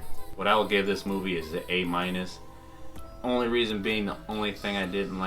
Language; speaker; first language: English; native; English